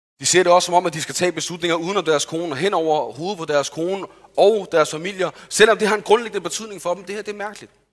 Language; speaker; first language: Danish; early bilingual, other home language; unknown